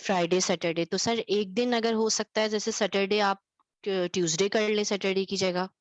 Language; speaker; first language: Hindi; native; Hindi